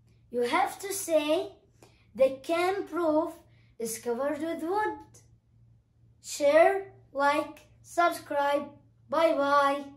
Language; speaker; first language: English; non-native, fluent; Arabic